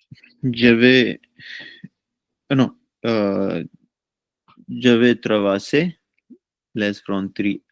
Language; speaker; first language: French; non-native, learner; Punjabi